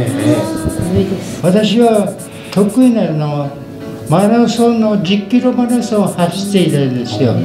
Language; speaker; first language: Japanese; native; Japanese